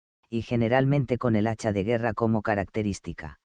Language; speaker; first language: Spanish; native; Spanish